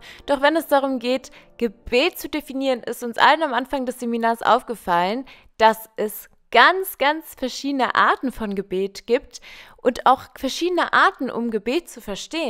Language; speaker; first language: German; native; German